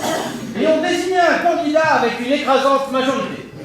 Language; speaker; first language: French; native; French